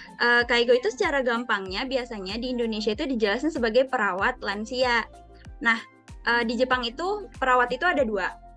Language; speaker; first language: Indonesian; native; Indonesian